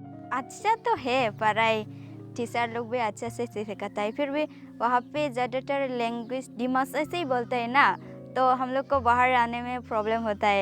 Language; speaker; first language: Hindi; non-native, local second language; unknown